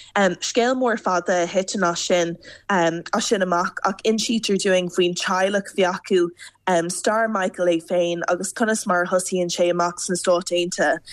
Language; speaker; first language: Irish; non-native, local second language; English